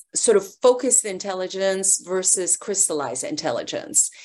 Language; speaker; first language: English; early bilingual, other home language; Persian